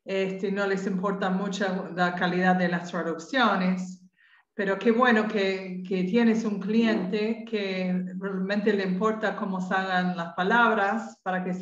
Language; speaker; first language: Spanish; non-native, fluent; English